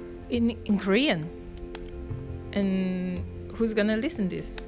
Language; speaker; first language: English; non-native, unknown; Korean